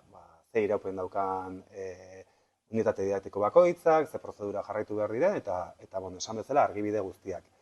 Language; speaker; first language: Basque; native; Basque